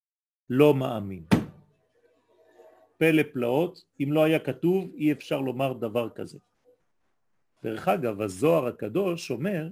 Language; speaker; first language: Hebrew; non-native, fluent; French